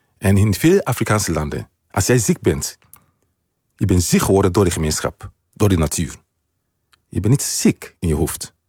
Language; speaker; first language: Dutch; non-native, fluent; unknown